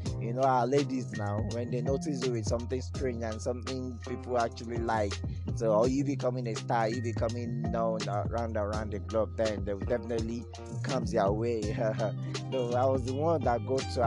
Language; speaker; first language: English; non-native, local second language; Yoruba